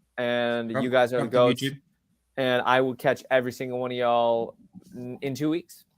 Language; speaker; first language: English; native; English